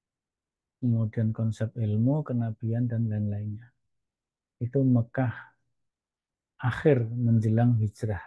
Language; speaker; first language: Indonesian; native; Indonesian